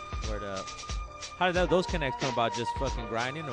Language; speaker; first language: English; native; English